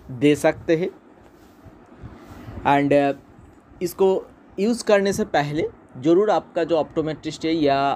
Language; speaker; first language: Hindi; non-native, local second language; Bangla